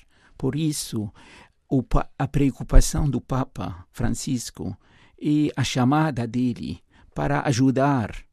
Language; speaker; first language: Portuguese; non-native, fluent; Arabic